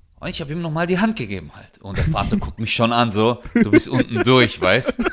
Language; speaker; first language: German; early bilingual, other home language; Turkish